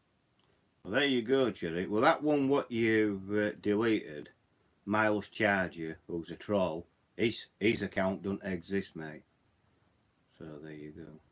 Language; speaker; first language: English; native; English